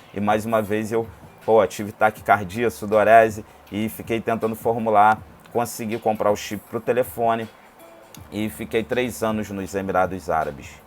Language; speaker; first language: Portuguese; native; Portuguese